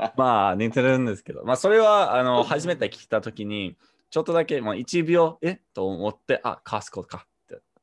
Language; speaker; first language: Japanese; non-native, fluent; English